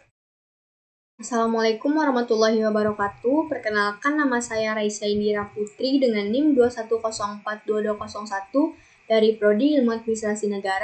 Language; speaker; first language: Indonesian; native; Indonesian